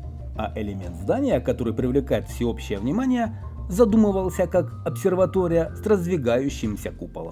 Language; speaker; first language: Russian; native; Russian